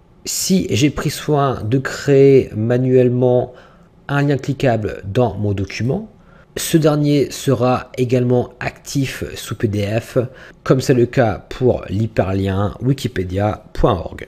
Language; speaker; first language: French; native; French